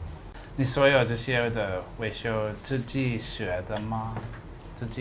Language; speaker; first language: Chinese; non-native, learner; English